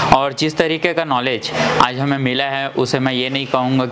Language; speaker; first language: Hindi; native; Hindi